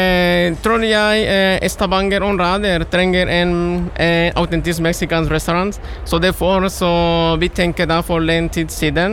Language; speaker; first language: Norwegian; non-native, learner; Spanish